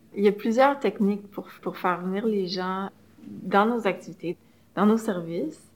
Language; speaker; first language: French; native; French